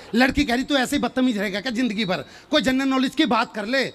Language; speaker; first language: Hindi; native; Hindi